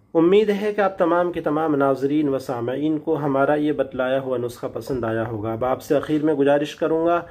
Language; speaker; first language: Urdu; native; Urdu